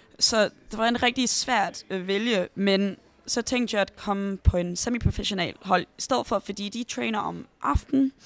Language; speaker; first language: Danish; early bilingual, heritage; Danish